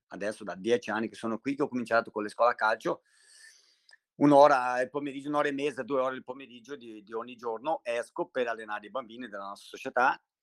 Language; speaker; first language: Italian; non-native, fluent; Portuguese